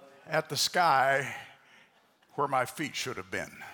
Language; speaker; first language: English; native; English